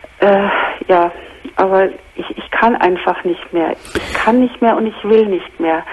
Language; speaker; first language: German; native; German